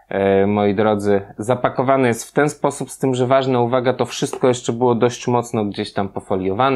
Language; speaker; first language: Polish; native; Polish